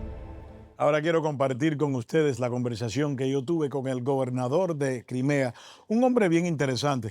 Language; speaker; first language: Spanish; native; Spanish